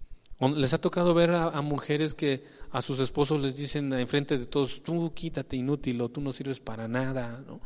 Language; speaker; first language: Spanish; native; Spanish